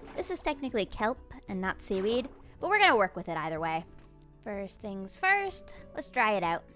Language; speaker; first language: English; native; English